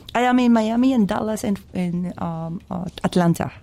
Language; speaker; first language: English; non-native, fluent; Spanish